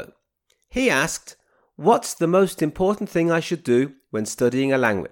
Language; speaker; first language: English; native; English